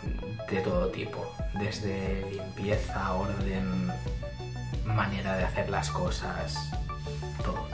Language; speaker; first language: Spanish; early bilingual, other home language; Italian